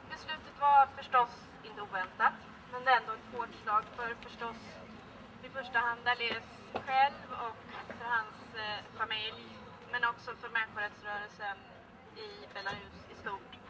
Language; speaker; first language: Swedish; native; Swedish